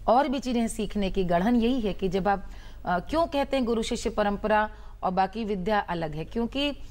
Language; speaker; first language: Hindi; native; Hindi